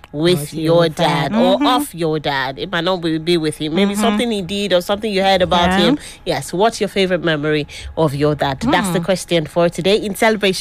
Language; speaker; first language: English; non-native, local second language; Yoruba